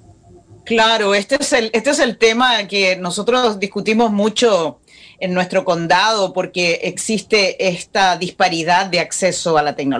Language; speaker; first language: Spanish; native; Spanish